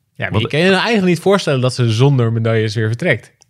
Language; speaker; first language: Dutch; native; Dutch